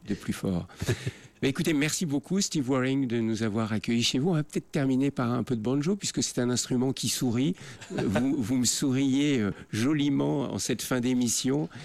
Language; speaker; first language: French; native; French